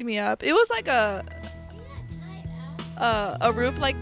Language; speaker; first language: English; early bilingual, other home language; Spanish